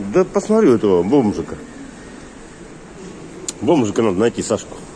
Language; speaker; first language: Russian; native; Russian